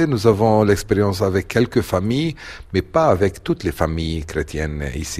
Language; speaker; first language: French; non-native, fluent; Arabic